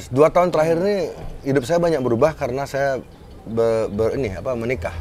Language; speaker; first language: Indonesian; native; Indonesian